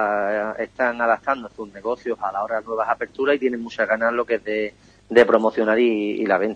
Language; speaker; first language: Spanish; native; Spanish